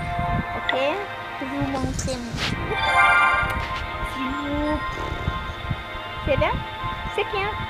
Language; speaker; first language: French; non-native, learner; Arabic